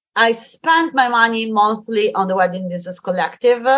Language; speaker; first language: English; non-native, fluent; Italian